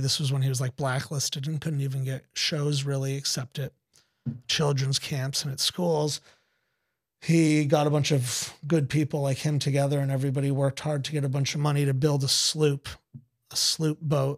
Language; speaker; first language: English; native; English